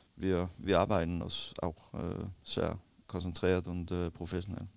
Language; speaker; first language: German; non-native, learner; Danish